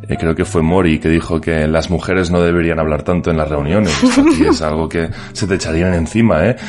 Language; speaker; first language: Spanish; native; Spanish